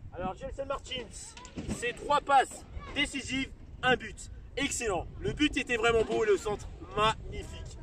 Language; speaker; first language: French; native; French